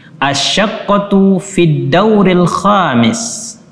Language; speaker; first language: Arabic; non-native, fluent; Indonesian